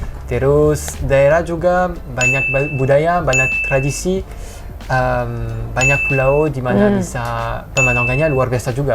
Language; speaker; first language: Indonesian; non-native, fluent; French